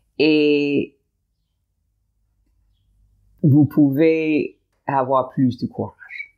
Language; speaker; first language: French; non-native, learner; English